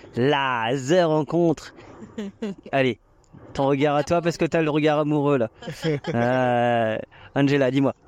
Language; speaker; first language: French; native; French